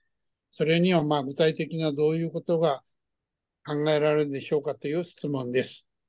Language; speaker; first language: Japanese; early bilingual, heritage; Japanese